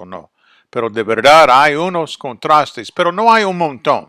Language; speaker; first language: Spanish; non-native, fluent; English